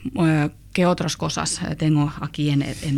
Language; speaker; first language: Spanish; non-native, learner; Finnish